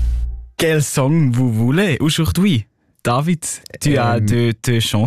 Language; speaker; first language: French; non-native, learner; German